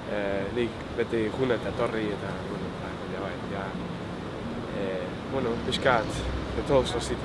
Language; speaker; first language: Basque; non-native, learner; English